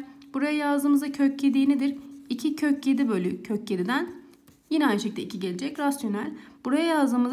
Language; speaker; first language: Turkish; native; Turkish